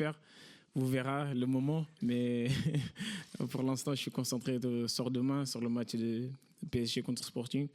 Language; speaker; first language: French; non-native, fluent; Portuguese